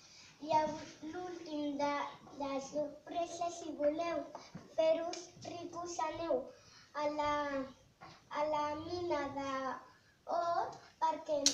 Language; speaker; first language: Catalan; non-native, local second language; Spanish